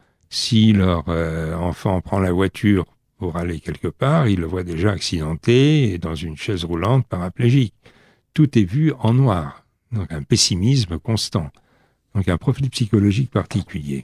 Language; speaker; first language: French; native; French